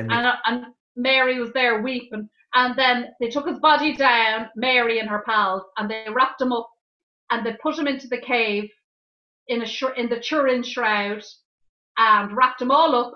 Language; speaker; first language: English; native; English